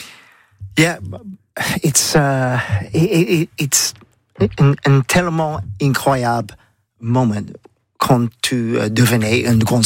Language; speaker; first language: French; non-native, learner; English